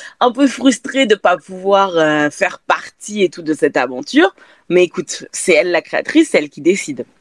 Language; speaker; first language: French; native; French